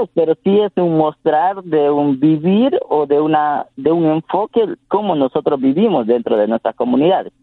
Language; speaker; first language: Spanish; non-native, local second language; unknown